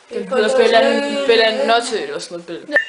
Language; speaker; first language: Danish; native; Danish